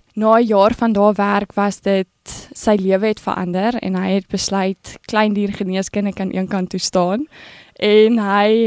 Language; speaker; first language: Afrikaans; native; Afrikaans